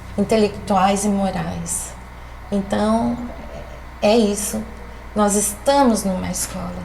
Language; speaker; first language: Portuguese; native; Portuguese